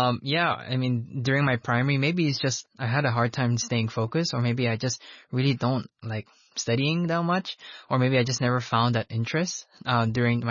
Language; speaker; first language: English; non-native, local second language; Filipino